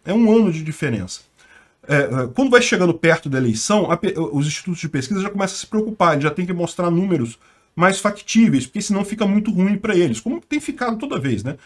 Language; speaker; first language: Portuguese; native; Portuguese